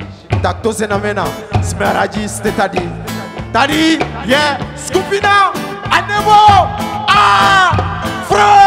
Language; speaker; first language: Czech; non-native, learner; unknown